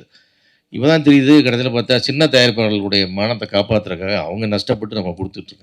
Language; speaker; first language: Tamil; native; Tamil